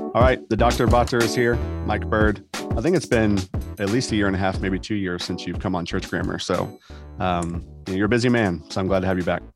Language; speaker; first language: English; native; English